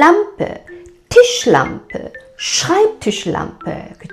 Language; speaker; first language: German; non-native, fluent; Korean